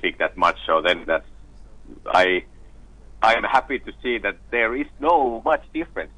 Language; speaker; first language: English; non-native, fluent; Finnish